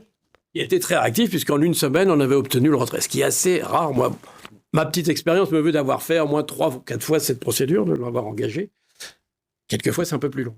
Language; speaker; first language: French; native; French